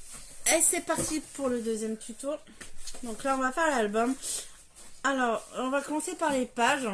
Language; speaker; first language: French; native; French